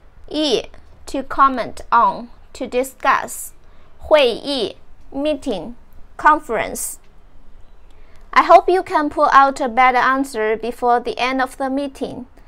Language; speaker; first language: English; non-native, fluent; Chinese